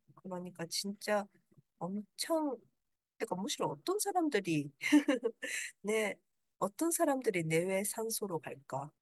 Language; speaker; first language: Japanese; early bilingual, other home language; Korean